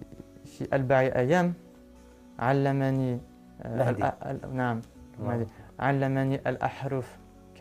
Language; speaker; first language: Arabic; non-native, learner; French